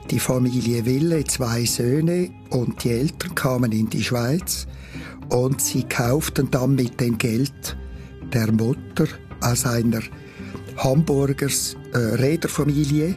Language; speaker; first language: German; native; German